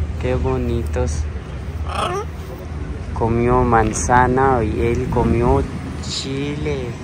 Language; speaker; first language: Spanish; non-native, learner; Urdu